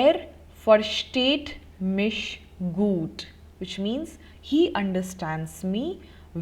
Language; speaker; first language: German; non-native, fluent; Hindi